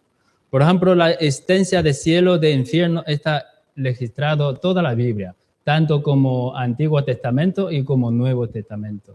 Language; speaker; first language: Spanish; non-native, fluent; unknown